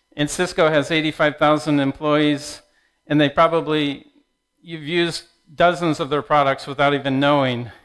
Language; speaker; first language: English; native; English